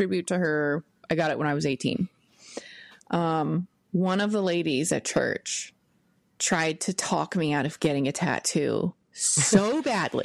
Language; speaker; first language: English; native; English